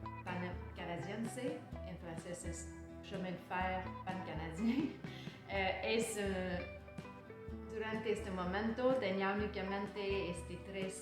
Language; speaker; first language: Spanish; non-native, learner; French